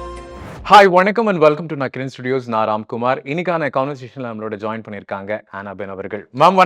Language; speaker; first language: Tamil; native; Tamil